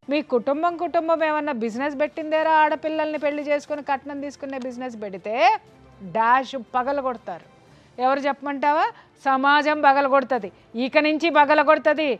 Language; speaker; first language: Telugu; native; Telugu